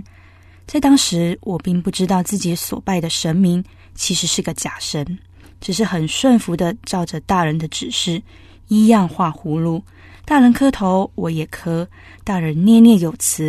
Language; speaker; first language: Chinese; native; Chinese